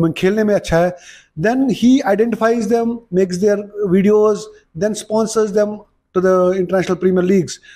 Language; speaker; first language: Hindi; non-native, local second language; Kashmiri